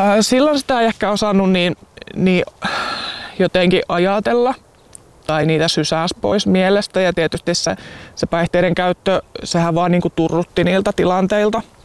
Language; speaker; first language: Finnish; native; Finnish